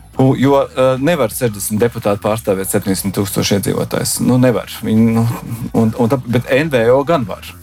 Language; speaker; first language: Latvian; native; Latvian